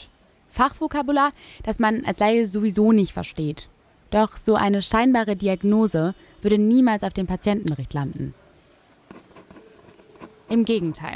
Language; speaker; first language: German; native; German